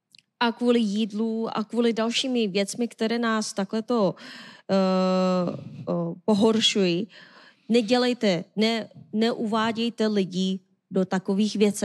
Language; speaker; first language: Czech; non-native, learner; Korean